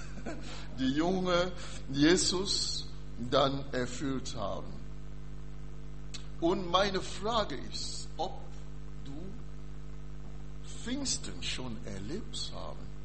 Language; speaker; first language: German; non-native, learner; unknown